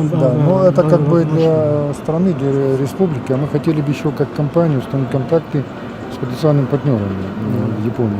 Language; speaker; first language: Russian; native; Russian